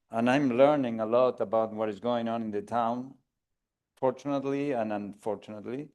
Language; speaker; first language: English; non-native, fluent; Spanish